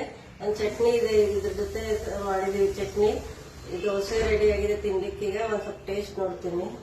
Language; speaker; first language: Kannada; native; Kannada